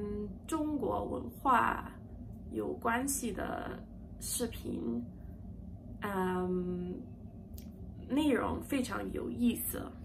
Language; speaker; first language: Chinese; non-native, learner; English